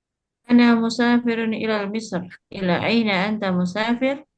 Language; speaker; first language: Arabic; non-native, learner; Indonesian